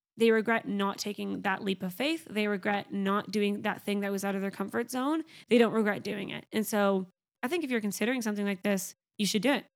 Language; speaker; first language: English; native; English